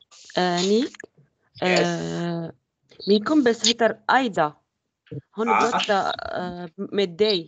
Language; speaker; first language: Swedish; non-native, learner; Arabic